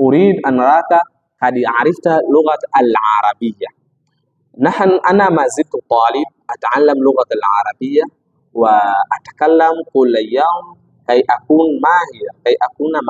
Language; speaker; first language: Arabic; non-native, fluent; Swahili